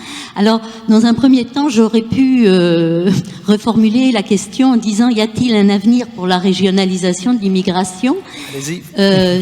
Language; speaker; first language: French; native; French